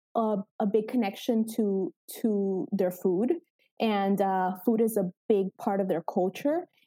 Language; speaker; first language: English; early bilingual, other home language; Spanish